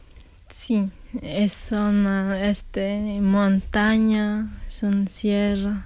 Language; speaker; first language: Spanish; non-native, local second language; Quechua